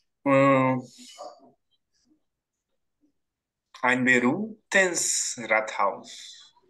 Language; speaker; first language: German; non-native, learner; Portuguese